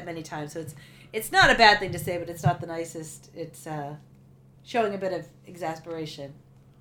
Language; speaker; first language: English; native; English